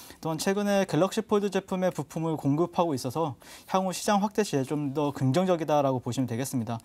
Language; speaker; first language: Korean; native; Korean